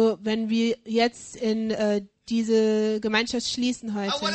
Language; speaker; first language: German; non-native, learner; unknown